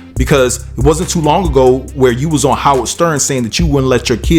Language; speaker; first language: English; native; English